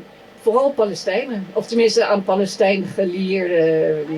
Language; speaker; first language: Dutch; native; Dutch